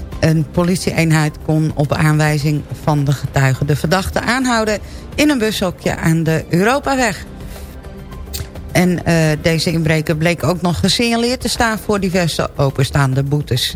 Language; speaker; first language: Dutch; native; Dutch